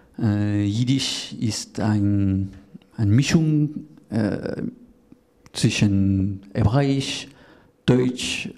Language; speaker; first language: German; non-native, learner; French